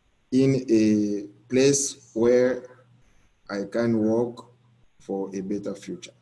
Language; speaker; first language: English; non-native, learner; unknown